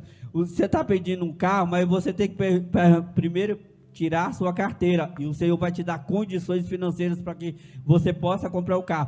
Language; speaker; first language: Portuguese; native; Portuguese